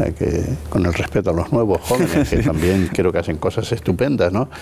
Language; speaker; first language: Spanish; native; Spanish